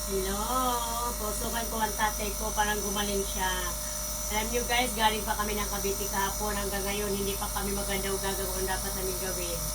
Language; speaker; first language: Filipino; native; Filipino